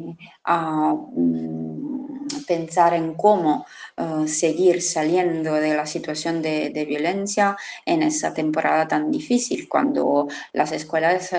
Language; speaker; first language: Spanish; non-native, fluent; Italian